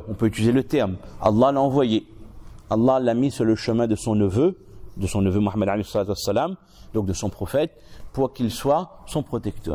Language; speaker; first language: French; native; French